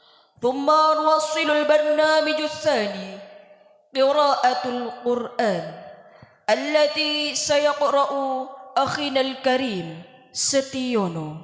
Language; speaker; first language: Arabic; non-native, learner; Indonesian